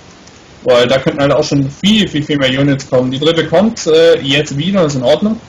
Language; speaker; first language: German; native; German